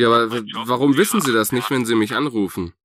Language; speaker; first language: German; native; German